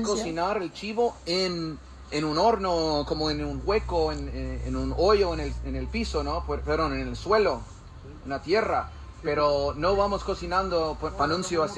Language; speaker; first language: Spanish; non-native, fluent; English